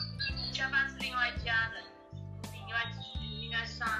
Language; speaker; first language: Chinese; non-native, learner; Vietnamese